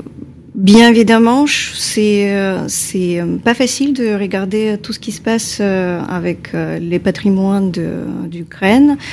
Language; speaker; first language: French; non-native, fluent; Russian